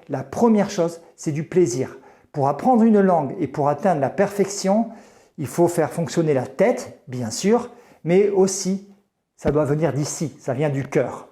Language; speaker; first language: French; native; French